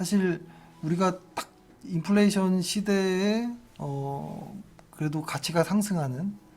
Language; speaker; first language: Korean; native; Korean